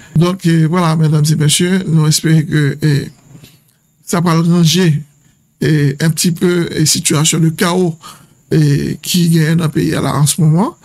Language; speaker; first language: French; non-native, local second language; Haitian Creole